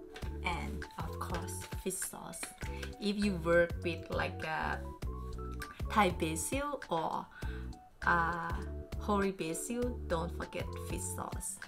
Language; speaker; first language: English; non-native, learner; Thai